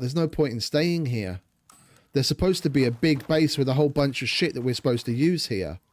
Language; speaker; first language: English; native; English